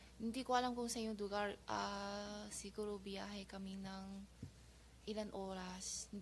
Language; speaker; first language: Filipino; non-native, learner; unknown